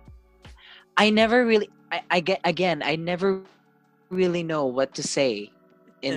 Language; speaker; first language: English; non-native, local second language; Cebuano